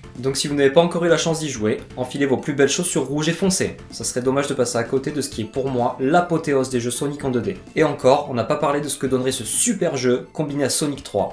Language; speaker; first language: French; native; French